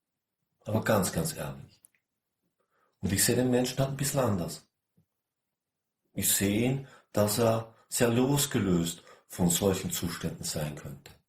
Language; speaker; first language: German; native; German